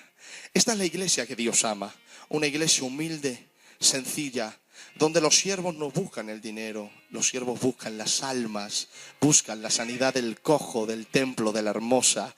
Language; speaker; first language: Spanish; native; Spanish